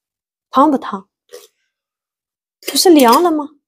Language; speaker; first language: Chinese; non-native, fluent; Indonesian